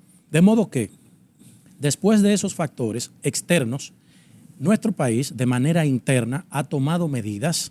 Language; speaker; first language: Spanish; native; Spanish